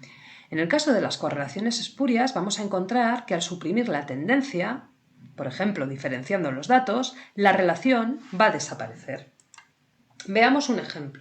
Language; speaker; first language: Spanish; native; Spanish